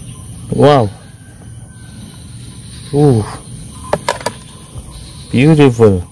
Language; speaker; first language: English; non-native, learner; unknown